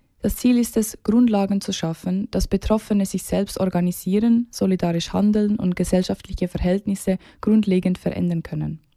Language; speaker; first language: German; native; German